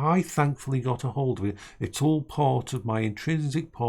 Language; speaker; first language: English; native; English